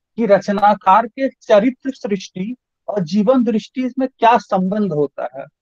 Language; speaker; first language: Hindi; native; Hindi